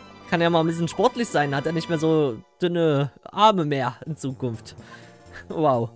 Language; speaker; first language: German; native; German